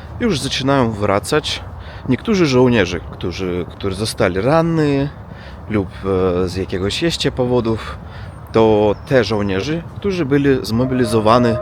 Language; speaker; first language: Polish; non-native, learner; Russian